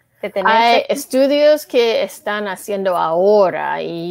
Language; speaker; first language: Spanish; non-native, learner; English